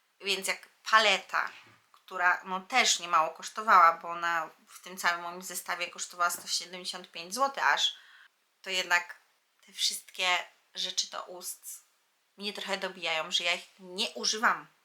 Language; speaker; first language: Polish; native; Polish